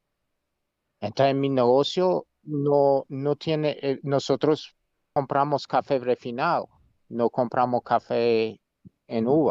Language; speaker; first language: Spanish; non-native, fluent; English